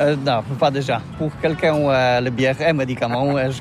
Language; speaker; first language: French; non-native, learner; Polish